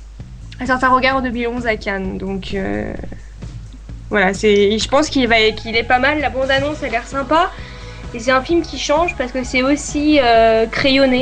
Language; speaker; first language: French; native; French